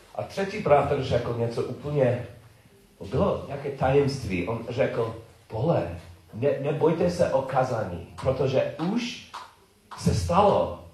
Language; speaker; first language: Czech; non-native, learner; English